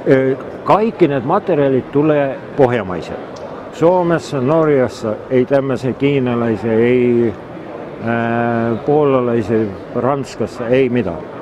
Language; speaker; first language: Finnish; non-native, learner; Estonian